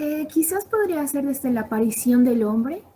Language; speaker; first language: Spanish; native; Spanish